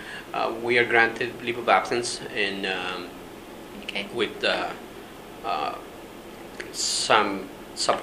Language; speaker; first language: English; non-native, fluent; Spanish